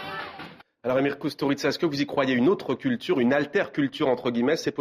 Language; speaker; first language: French; native; French